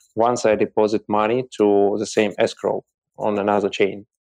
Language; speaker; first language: English; non-native, learner; Russian